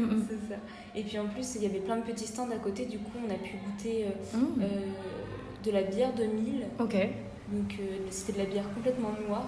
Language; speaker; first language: French; native; French